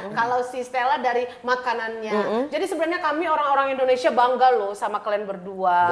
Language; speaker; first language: Indonesian; native; Indonesian